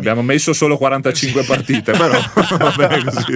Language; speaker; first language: Italian; native; Italian